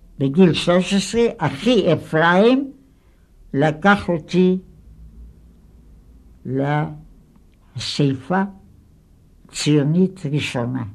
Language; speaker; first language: Hebrew; non-native, fluent; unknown